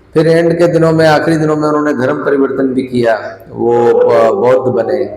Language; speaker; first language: Hindi; non-native, local second language; Punjabi